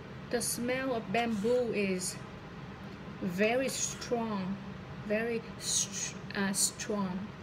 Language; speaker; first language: English; non-native, fluent; Vietnamese